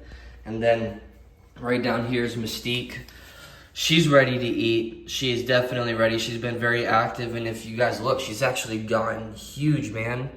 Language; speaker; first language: English; native; English